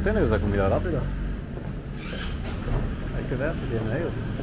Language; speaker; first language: Spanish; non-native, fluent; German